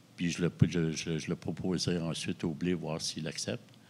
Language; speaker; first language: French; native; French